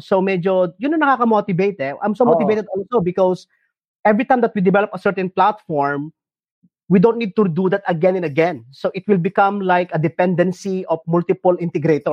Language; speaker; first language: English; non-native, local second language; Iloko